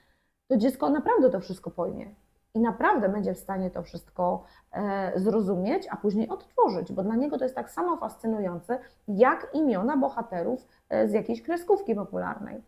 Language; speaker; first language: Polish; native; Polish